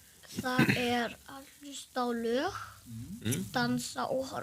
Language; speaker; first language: Icelandic; early bilingual, other home language; Portuguese